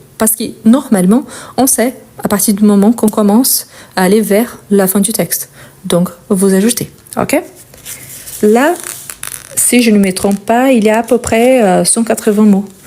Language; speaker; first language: French; non-native, fluent; Portuguese